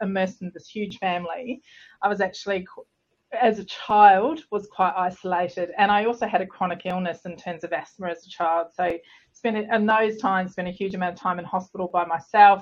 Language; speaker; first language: English; native; English